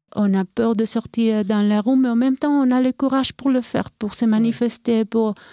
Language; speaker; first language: French; non-native, fluent; Spanish